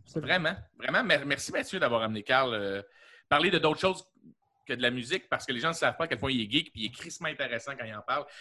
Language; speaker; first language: French; native; French